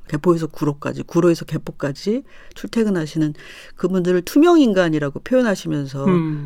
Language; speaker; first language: Korean; native; Korean